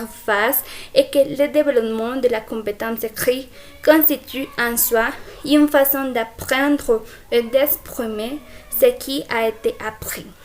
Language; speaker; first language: French; non-native, fluent; Spanish